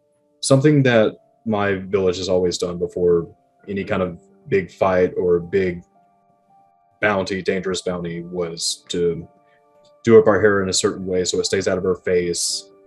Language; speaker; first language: English; native; English